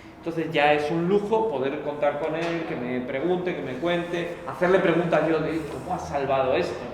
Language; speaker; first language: Spanish; native; Spanish